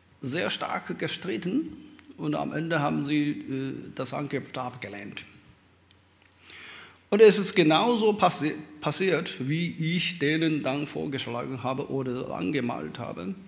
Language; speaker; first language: German; non-native, fluent; Chinese